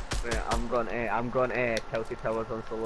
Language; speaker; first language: English; native; English